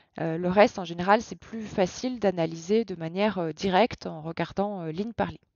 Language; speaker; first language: French; native; French